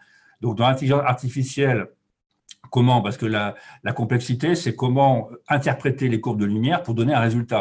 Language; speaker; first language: French; native; French